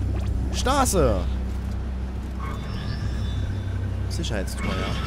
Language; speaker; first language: German; native; German